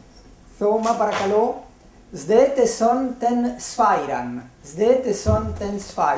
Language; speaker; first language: Greek; non-native, fluent; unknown